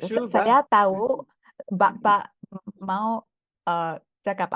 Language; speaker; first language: Indonesian; non-native, fluent; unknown